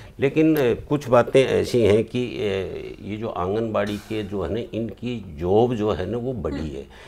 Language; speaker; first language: Hindi; native; Hindi